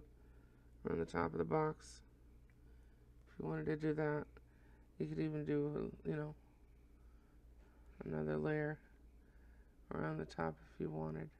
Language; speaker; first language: English; native; English